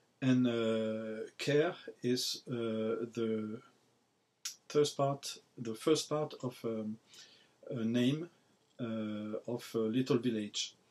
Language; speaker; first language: English; non-native, learner; French